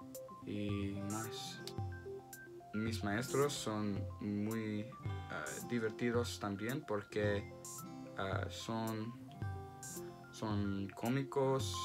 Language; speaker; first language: Spanish; non-native, learner; English